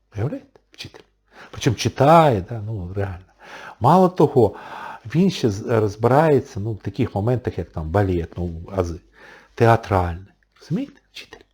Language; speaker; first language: Ukrainian; non-native, local second language; Russian